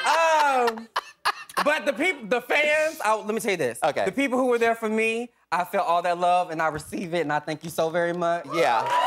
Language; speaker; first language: English; native; English